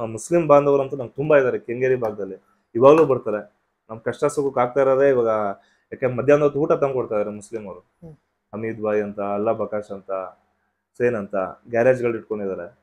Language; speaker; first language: Kannada; non-native, local second language; Telugu